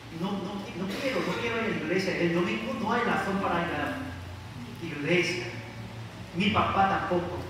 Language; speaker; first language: Spanish; non-native, learner; Korean